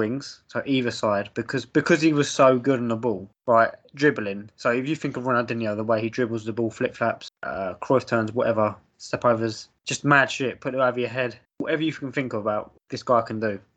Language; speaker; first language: English; native; English